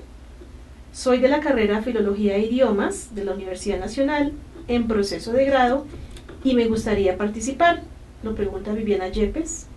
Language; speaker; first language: Spanish; native; Spanish